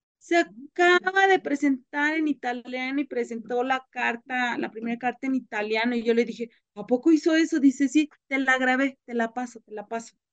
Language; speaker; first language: Spanish; native; Spanish